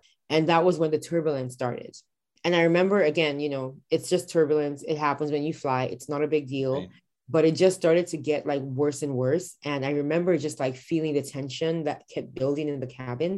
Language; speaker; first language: English; non-native, local second language; Igbo